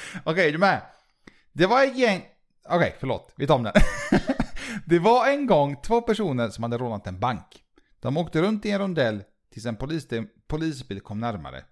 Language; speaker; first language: Swedish; early bilingual, other home language; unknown